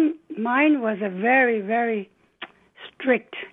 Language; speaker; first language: English; non-native, local second language; Cantonese